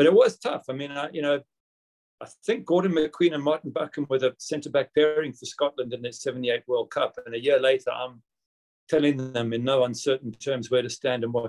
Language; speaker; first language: English; native; English